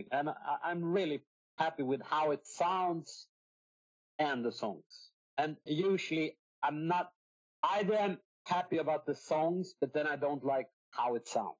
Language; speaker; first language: English; non-native, fluent; Swedish